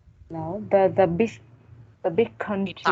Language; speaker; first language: English; non-native, learner; Vietnamese